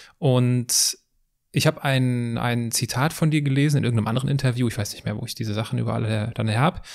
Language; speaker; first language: German; native; German